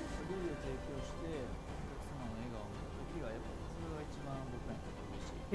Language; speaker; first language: Japanese; native; Japanese